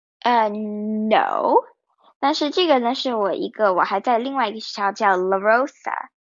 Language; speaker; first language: Chinese; early bilingual, heritage; Chinese